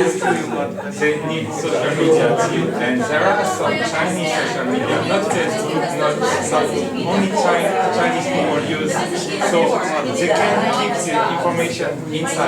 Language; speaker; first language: English; non-native, fluent; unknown